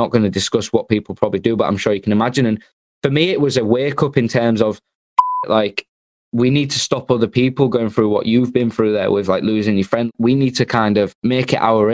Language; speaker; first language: English; native; English